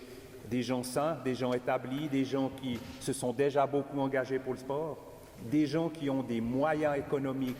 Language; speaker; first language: French; native; French